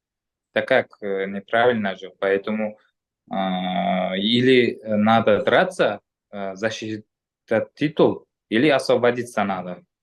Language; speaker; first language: Russian; non-native, local second language; Uzbek